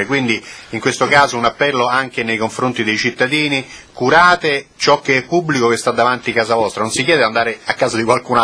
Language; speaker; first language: Italian; native; Italian